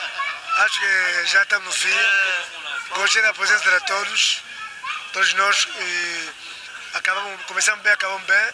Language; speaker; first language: Portuguese; non-native, learner; Lingala